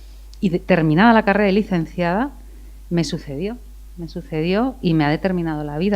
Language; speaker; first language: Spanish; native; Spanish